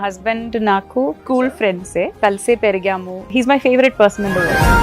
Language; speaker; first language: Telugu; non-native, learner; Malayalam